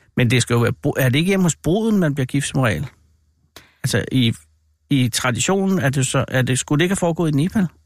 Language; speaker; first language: Danish; native; Danish